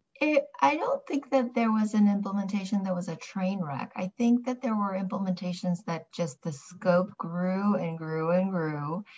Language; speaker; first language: English; early bilingual, other home language; Korean